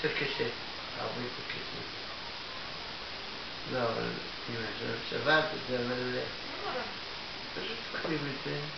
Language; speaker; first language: Hebrew; non-native, fluent; Russian